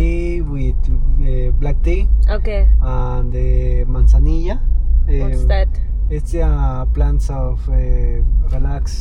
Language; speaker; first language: English; non-native, learner; Spanish